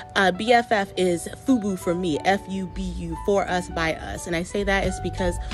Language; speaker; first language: English; native; English